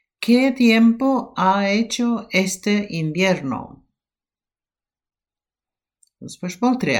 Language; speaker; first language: Spanish; non-native, fluent; Norwegian